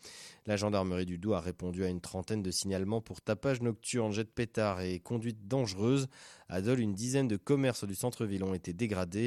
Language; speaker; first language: French; native; French